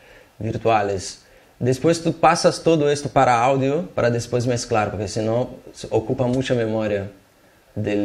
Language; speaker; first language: Spanish; non-native, fluent; Portuguese